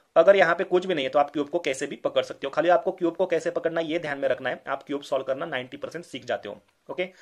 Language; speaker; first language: Hindi; non-native, local second language; Marathi